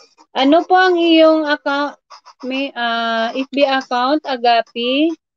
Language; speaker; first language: Filipino; non-native, local second language; Cebuano